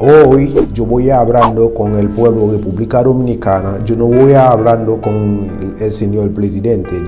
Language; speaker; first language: Spanish; non-native, learner; Haitian Creole